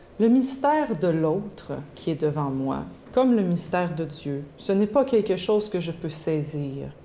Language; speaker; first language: French; native; French